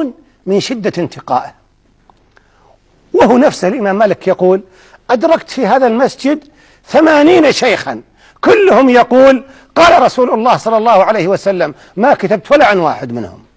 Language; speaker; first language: Arabic; native; Arabic